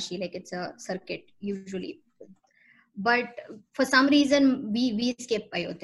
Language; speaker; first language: English; non-native, local second language; Hindi